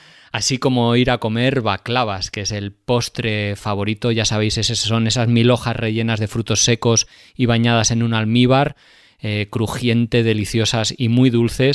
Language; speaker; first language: Spanish; native; Spanish